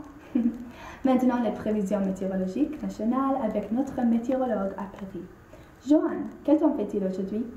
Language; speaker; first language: French; non-native, learner; English